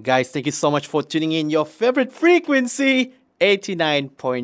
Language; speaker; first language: English; non-native, local second language; Malay